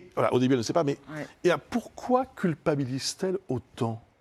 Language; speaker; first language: French; native; French